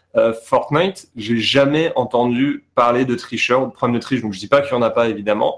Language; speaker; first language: French; native; French